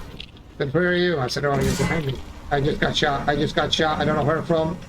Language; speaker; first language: English; native; English